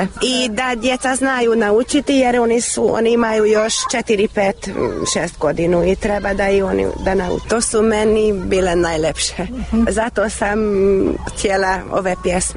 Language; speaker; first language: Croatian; non-native, local second language; Hungarian